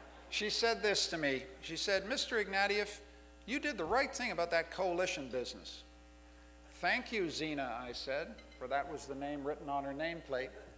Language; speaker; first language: English; native; English